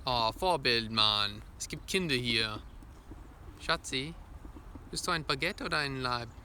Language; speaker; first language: German; non-native, fluent; English